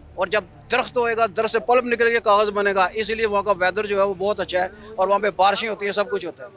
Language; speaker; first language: Urdu; non-native, local second language; Punjabi